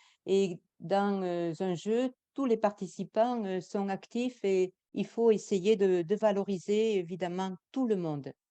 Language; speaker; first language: French; native; French